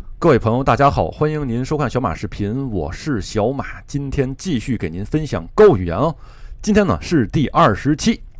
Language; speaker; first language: Chinese; native; Chinese